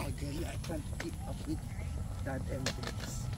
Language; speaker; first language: English; non-native, local second language; Filipino